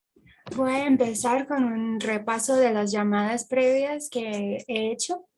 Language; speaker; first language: Spanish; non-native, fluent; English